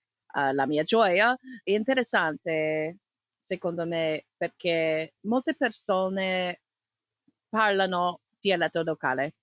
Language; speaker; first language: Italian; non-native, learner; English